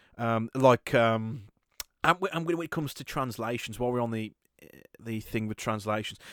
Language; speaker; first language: English; native; English